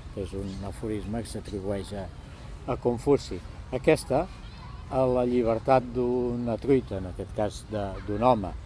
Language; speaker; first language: Catalan; native; Catalan